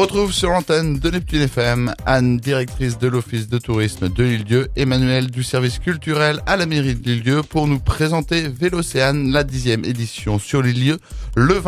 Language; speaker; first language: French; native; French